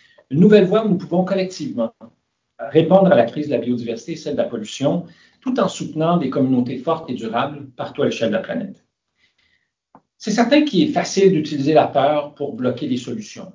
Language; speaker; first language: French; native; French